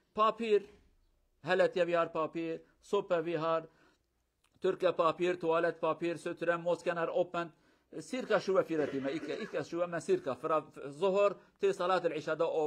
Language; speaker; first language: Norwegian; non-native, local second language; Kurdish